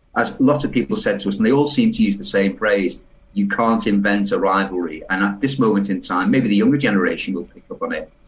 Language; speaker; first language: English; native; English